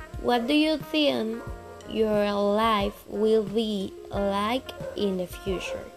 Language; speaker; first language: English; non-native, learner; Spanish